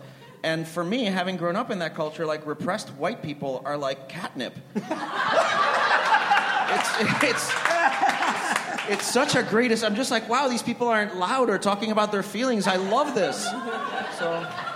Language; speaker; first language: English; non-native, fluent; Spanish